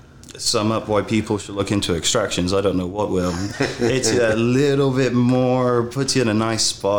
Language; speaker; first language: English; native; English